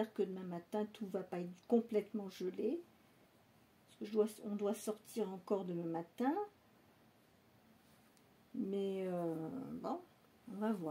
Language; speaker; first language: French; native; French